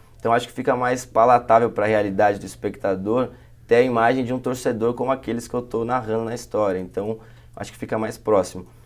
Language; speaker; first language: Portuguese; native; Portuguese